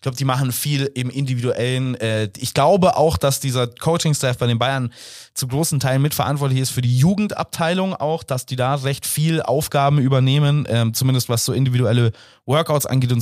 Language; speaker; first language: German; native; German